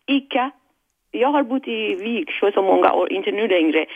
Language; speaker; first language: Swedish; non-native, fluent; Persian